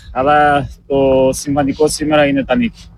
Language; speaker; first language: Greek; non-native, learner; Portuguese